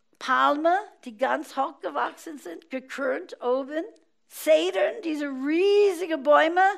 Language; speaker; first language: German; non-native, fluent; English